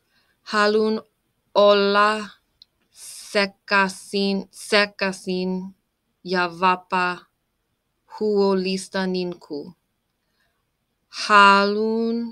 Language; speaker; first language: Finnish; non-native, learner; English